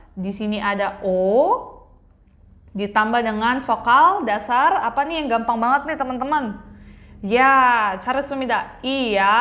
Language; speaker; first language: Indonesian; native; Indonesian